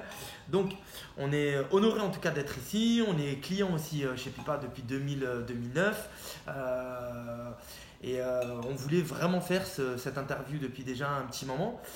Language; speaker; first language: French; native; French